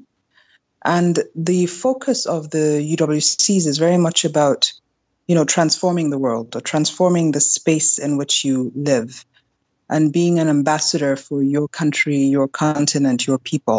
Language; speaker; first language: English; non-native, local second language; German